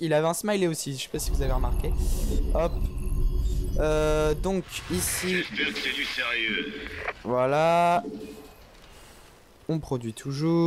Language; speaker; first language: French; native; French